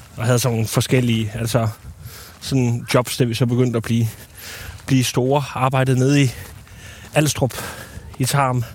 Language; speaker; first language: Danish; native; Danish